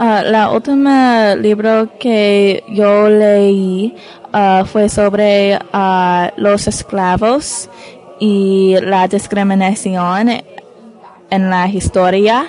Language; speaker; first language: Spanish; non-native, learner; English